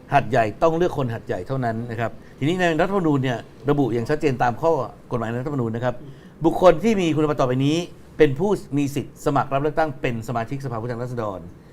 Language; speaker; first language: Thai; native; Thai